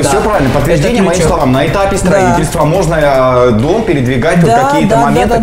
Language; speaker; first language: Russian; native; Russian